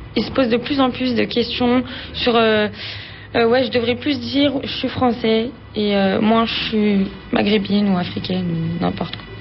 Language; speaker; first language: French; early bilingual, other home language; Arabic